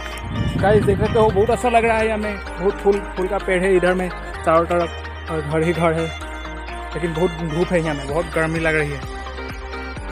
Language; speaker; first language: Hindi; non-native, local second language; Assamese